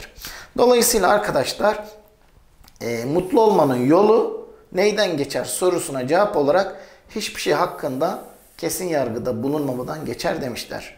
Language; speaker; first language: Turkish; native; Turkish